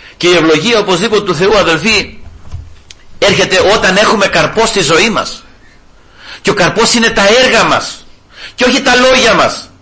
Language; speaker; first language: Greek; native; Greek